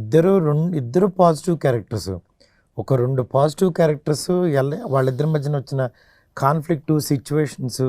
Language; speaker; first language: Telugu; native; Telugu